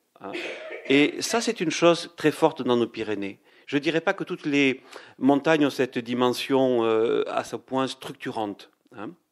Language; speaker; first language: French; native; French